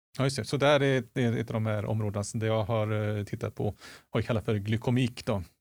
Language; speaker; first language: Swedish; native; Swedish